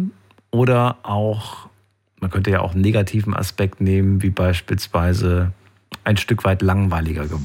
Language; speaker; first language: German; native; German